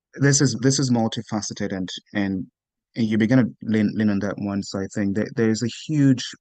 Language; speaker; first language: English; non-native, local second language; Yoruba